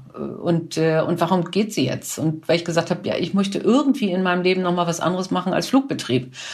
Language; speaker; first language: German; native; German